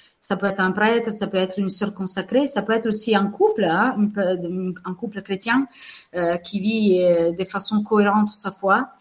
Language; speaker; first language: French; non-native, fluent; Italian